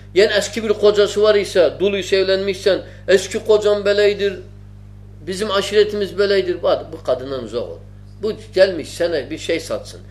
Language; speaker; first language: Turkish; non-native, fluent; Arabic